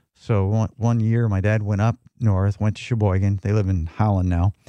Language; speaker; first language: English; native; English